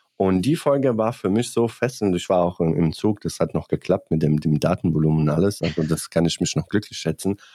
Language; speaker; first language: German; non-native, fluent; Bosnian